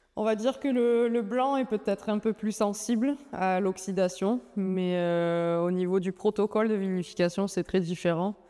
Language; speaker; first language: French; native; French